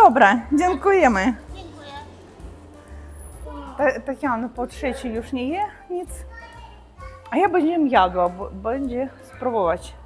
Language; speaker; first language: Polish; non-native, learner; Russian